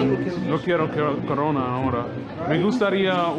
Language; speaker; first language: Spanish; non-native, learner; English